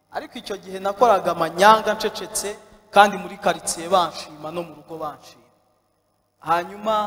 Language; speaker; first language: Kinyarwanda; native; Kinyarwanda